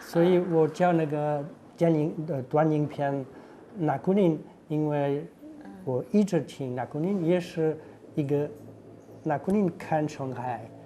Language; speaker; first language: Chinese; non-native, learner; French